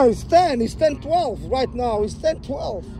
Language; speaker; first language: English; non-native, learner; Portuguese